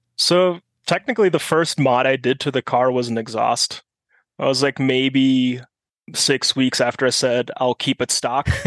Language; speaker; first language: English; non-native, fluent; German